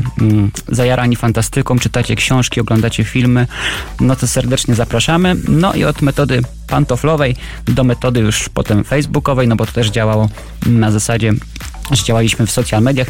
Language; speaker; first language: Polish; native; Polish